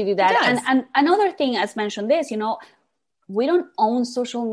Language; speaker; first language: English; non-native, fluent; Spanish